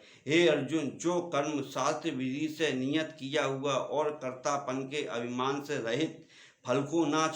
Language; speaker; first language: Hindi; native; Hindi